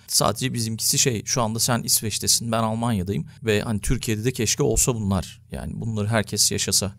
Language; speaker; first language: Turkish; early bilingual, heritage; Turkish